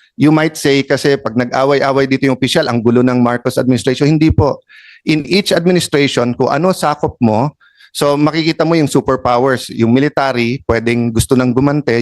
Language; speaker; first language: Filipino; native; Filipino